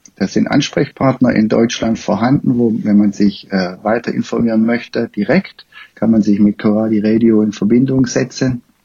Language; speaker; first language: German; native; German